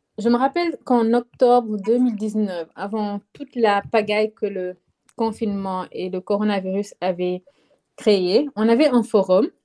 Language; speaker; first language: French; non-native, local second language; Wolof